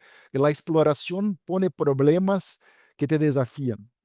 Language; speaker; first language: Spanish; non-native, fluent; Portuguese